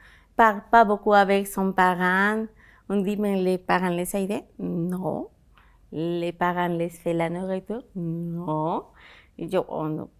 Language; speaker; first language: French; non-native, learner; Spanish